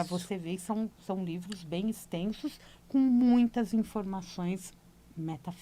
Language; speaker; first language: Portuguese; native; Portuguese